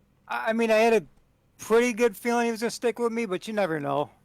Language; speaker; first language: English; native; English